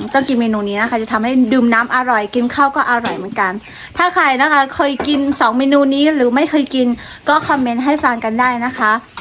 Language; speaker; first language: Thai; non-native, local second language; Karen languages